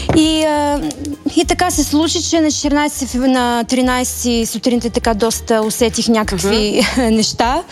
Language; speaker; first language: Bulgarian; early bilingual, heritage; Bulgarian